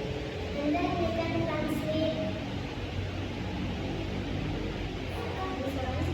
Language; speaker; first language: English; non-native, learner; Indonesian